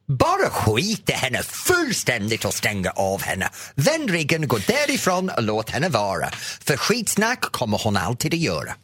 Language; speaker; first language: Swedish; non-native, fluent; English